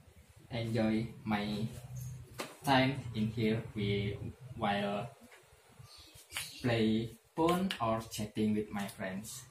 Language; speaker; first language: English; non-native, learner; Indonesian